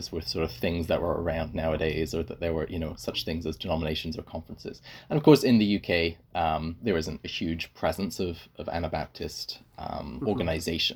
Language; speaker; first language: English; native; English